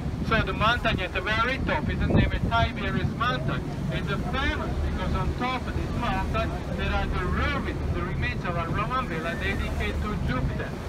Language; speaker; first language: English; non-native, fluent; Italian